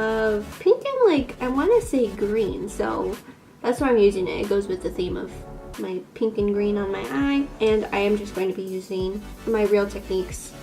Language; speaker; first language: English; native; English